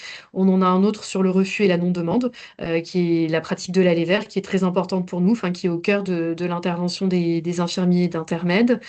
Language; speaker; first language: French; native; French